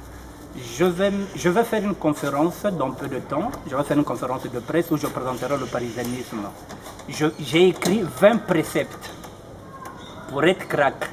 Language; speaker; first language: French; non-native, local second language; Lingala